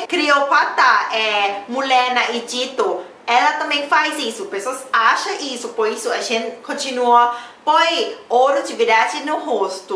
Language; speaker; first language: Portuguese; non-native, learner; Thai